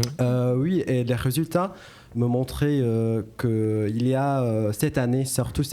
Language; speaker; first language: French; non-native, learner; English